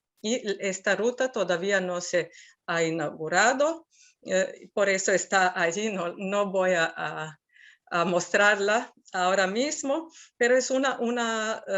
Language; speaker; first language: Spanish; non-native, fluent; Serbian